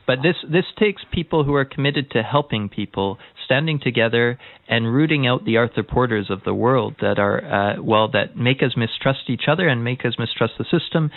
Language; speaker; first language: English; native; English